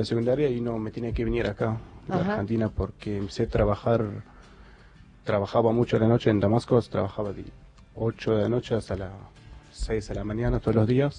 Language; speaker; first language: Spanish; non-native, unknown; Arabic